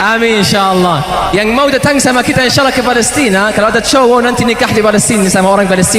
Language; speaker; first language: Indonesian; non-native, learner; Arabic